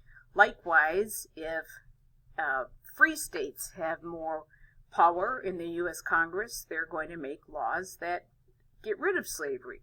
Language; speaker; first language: English; native; English